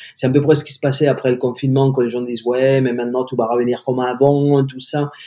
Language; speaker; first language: French; non-native, fluent; Spanish